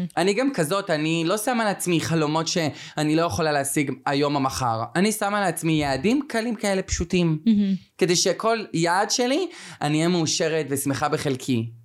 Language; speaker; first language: Hebrew; native; Hebrew